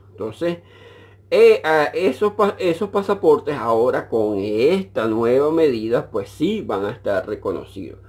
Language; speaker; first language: Spanish; native; Spanish